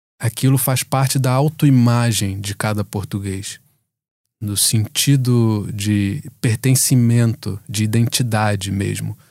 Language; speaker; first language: Portuguese; native; Portuguese